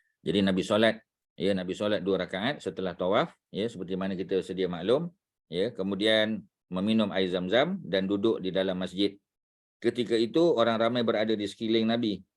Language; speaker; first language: Malay; native; Malay